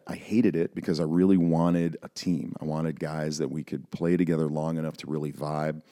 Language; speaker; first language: English; native; English